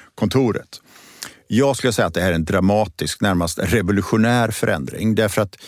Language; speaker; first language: Swedish; native; Swedish